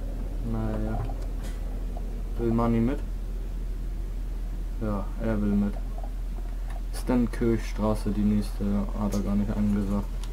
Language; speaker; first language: German; native; German